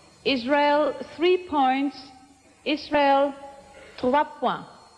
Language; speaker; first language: English; non-native, fluent; Dutch